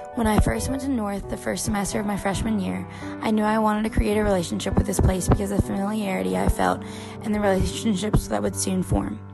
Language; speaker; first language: English; native; English